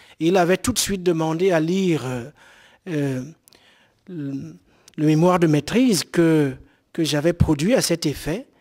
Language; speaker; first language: French; non-native, local second language; Basaa